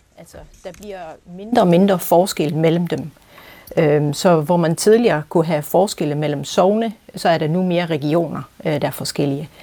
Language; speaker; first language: Danish; native; Danish